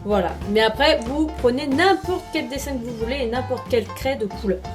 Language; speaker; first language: French; native; French